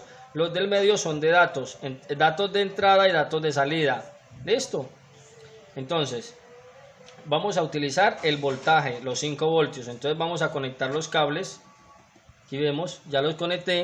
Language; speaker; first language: Spanish; native; Spanish